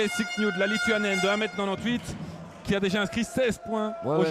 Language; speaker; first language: French; native; French